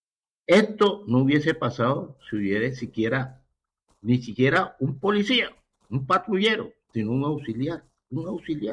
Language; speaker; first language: Spanish; native; Spanish